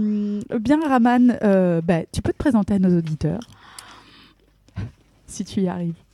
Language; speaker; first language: French; native; French